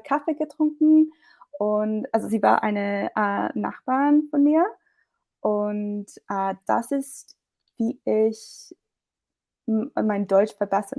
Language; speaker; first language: German; non-native, fluent; English